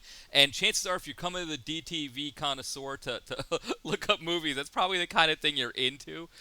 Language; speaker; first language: English; native; English